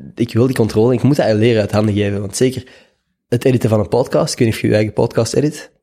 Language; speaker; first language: Dutch; native; Dutch